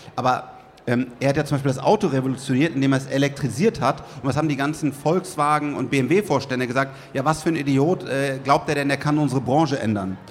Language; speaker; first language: German; native; German